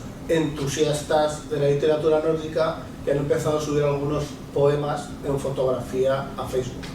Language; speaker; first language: Spanish; native; Spanish